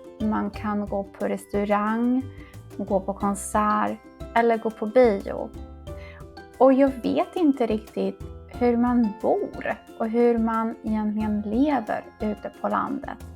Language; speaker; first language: Swedish; non-native, fluent; Polish